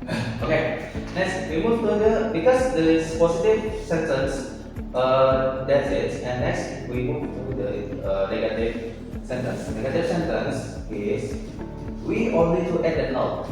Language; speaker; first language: English; non-native, learner; Indonesian